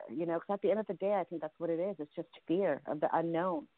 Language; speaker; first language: English; early bilingual, other home language; Russian